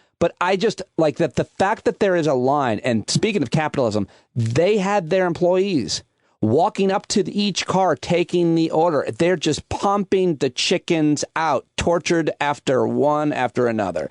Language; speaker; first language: English; native; English